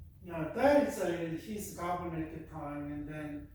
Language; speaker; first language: English; non-native, fluent; Korean